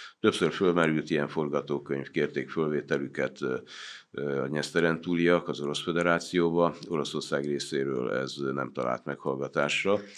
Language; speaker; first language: Hungarian; native; Hungarian